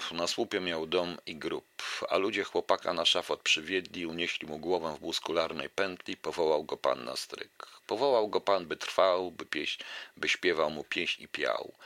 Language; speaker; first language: Polish; native; Polish